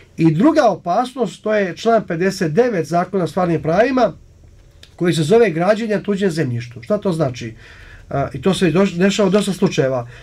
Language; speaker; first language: Serbian; native; Serbian